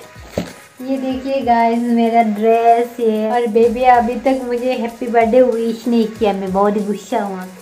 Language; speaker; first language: Hindi; non-native, local second language; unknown